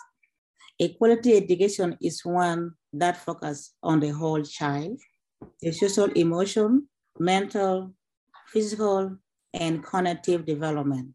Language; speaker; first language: English; non-native, local second language; Acoli